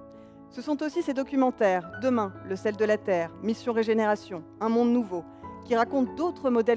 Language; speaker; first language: French; native; French